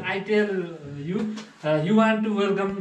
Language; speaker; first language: English; non-native, learner; Nepali